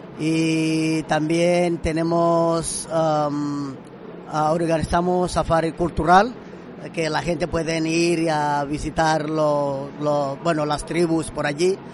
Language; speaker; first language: Spanish; non-native, fluent; Swahili